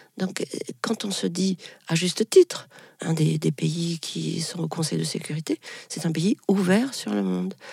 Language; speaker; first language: French; non-native, local second language; Arabic